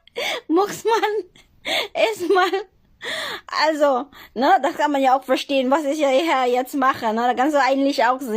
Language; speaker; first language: German; non-native, fluent; Cebuano